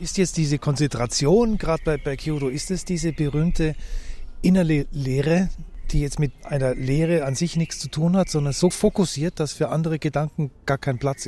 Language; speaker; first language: German; native; German